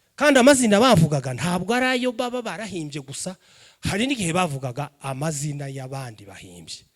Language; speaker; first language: Kinyarwanda; native; Kinyarwanda